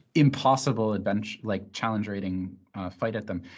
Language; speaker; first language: English; native; English